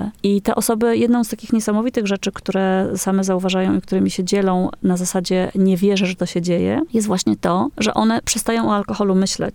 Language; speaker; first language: Polish; native; Polish